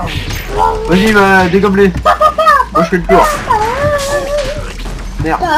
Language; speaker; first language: French; native; French